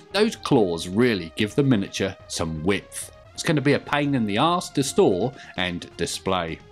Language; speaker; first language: English; native; English